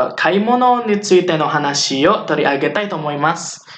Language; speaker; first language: Japanese; non-native, learner; Indonesian